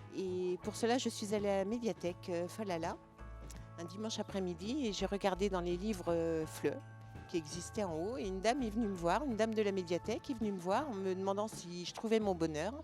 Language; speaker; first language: French; native; French